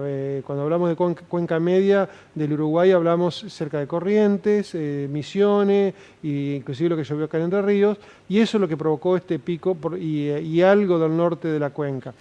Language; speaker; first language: Spanish; native; Spanish